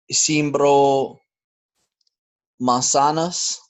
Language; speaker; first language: Spanish; non-native, learner; English